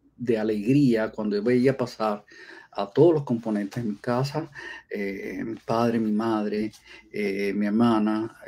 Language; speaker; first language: Spanish; native; Spanish